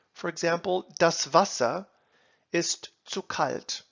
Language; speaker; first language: German; non-native, fluent; English